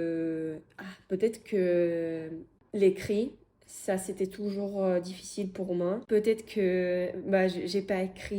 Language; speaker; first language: French; non-native, fluent; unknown